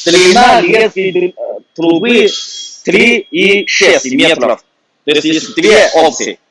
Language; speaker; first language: Russian; non-native, fluent; Chinese